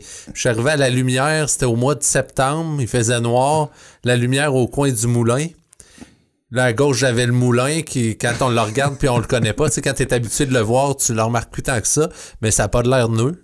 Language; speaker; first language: French; native; French